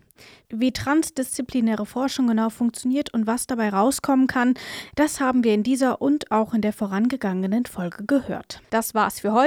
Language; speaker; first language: German; native; German